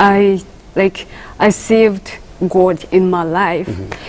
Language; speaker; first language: English; non-native, local second language; Kinyarwanda